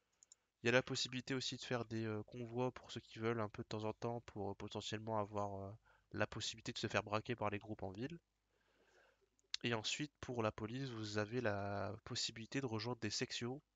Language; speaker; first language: French; native; French